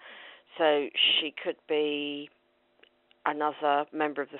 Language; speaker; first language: English; native; English